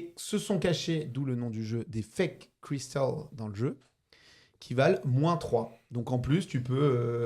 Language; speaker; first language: French; native; French